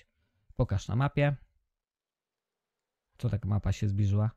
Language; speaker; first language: Polish; native; Polish